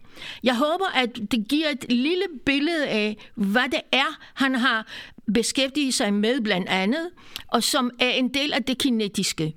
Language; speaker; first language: Danish; non-native, fluent; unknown